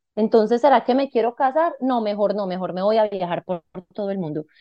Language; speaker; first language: Spanish; native; Spanish